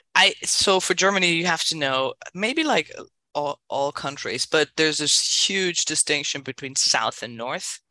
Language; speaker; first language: English; non-native, fluent; German